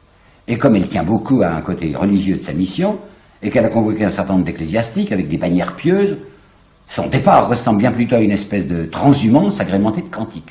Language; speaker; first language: French; native; French